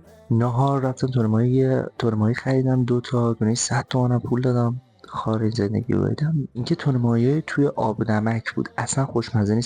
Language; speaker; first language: Persian; native; Persian